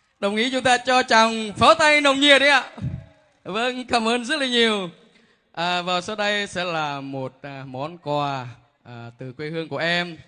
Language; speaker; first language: Vietnamese; non-native, local second language; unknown